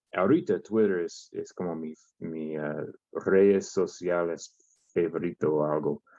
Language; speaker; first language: Spanish; non-native, learner; English